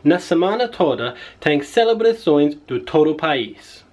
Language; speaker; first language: Portuguese; non-native, learner; English